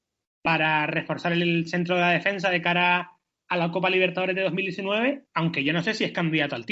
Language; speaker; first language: Spanish; native; Spanish